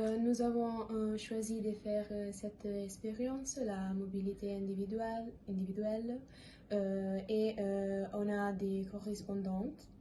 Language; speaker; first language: French; non-native, learner; Italian